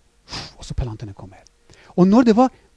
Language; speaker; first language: Norwegian; non-native, fluent; Persian